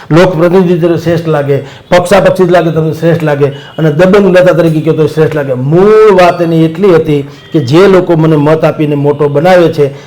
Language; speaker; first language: Gujarati; native; Gujarati